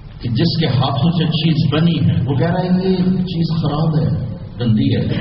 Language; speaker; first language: Urdu; non-native, local second language; Punjabi